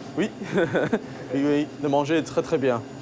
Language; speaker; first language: French; non-native, learner; English